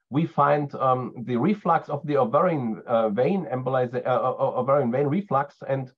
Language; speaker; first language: English; non-native, fluent; German